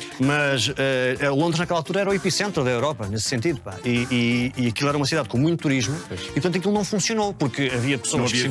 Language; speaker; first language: Portuguese; native; Portuguese